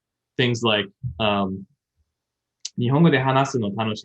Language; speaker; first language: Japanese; non-native, learner; English